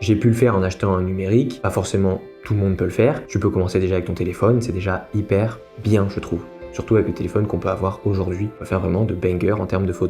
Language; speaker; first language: French; native; French